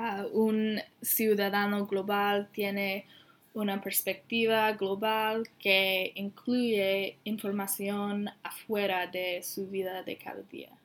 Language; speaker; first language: Spanish; non-native, learner; English